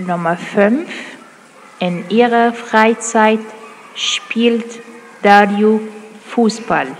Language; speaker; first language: German; non-native, fluent; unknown